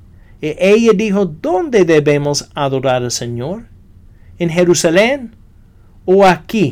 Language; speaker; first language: Spanish; non-native, fluent; English